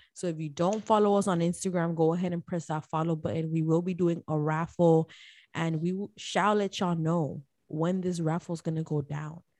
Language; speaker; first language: English; early bilingual, other home language; Spanish